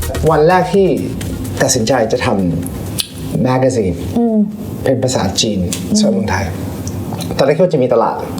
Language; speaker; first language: Thai; native; Thai